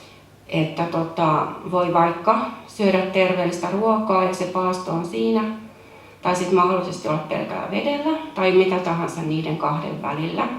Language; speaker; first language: Finnish; native; Finnish